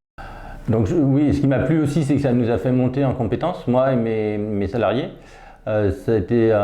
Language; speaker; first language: French; native; French